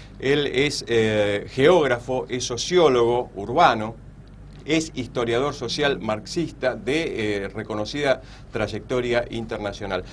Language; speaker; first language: Spanish; native; Spanish